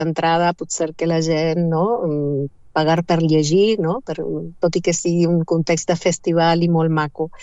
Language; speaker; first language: Catalan; non-native, fluent; Spanish